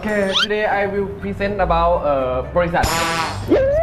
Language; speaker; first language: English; non-native, learner; Thai